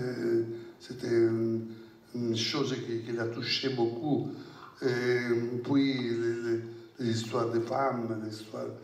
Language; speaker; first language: French; non-native, fluent; Italian